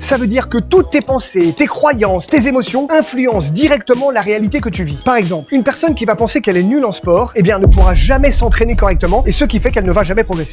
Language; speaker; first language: French; native; French